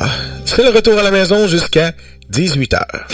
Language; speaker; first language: French; native; French